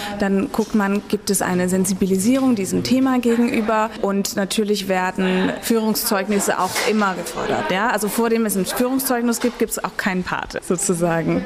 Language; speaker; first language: German; native; German